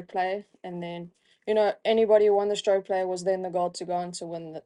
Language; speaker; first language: English; native; English